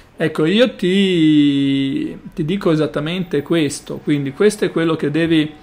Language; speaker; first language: Italian; native; Italian